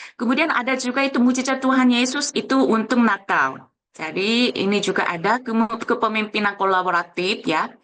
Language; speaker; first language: Indonesian; non-native, fluent; Korean